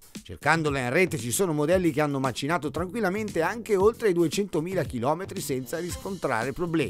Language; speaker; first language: Italian; native; Italian